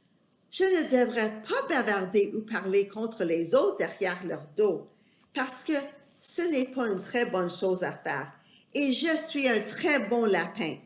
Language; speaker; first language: French; non-native, fluent; English